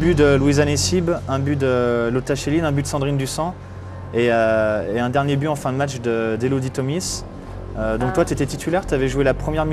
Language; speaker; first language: French; native; French